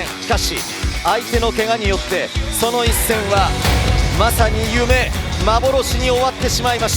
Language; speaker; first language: Japanese; native; Japanese